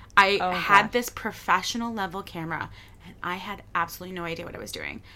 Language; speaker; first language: English; native; English